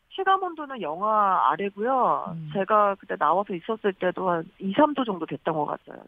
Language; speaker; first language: Korean; native; Korean